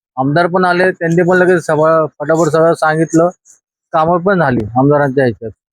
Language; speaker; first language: Marathi; native; Marathi